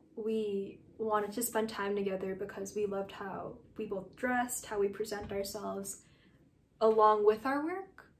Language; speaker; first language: English; native; English